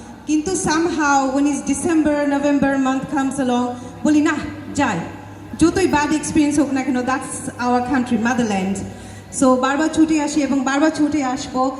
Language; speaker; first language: Bangla; early bilingual, heritage; Bangla